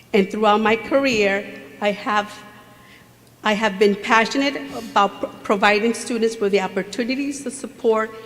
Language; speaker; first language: English; early bilingual, other home language; Spanish